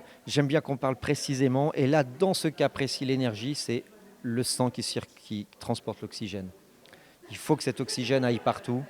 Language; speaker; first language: French; native; French